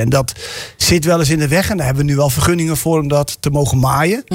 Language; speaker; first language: Dutch; native; Dutch